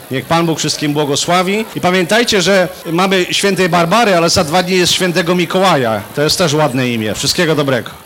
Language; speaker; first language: Polish; native; Polish